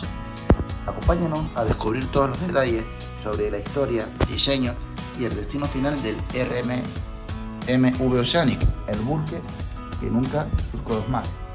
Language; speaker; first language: Spanish; native; Spanish